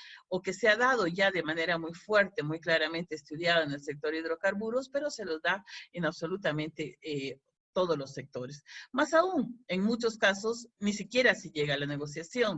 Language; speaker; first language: Spanish; native; Spanish